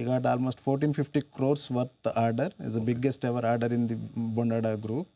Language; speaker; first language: English; non-native, local second language; Telugu